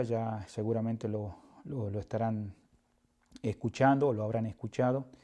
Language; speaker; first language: Spanish; native; Spanish